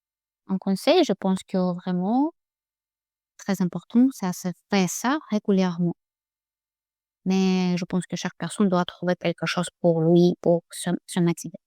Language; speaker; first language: French; non-native, learner; Russian